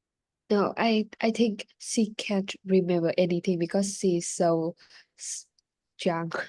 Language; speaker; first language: English; non-native, learner; Vietnamese